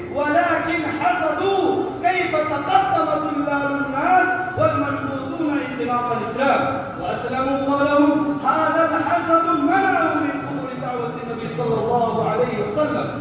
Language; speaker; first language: Arabic; non-native, learner; Urdu